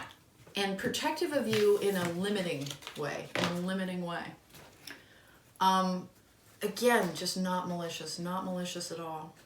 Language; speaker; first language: English; native; English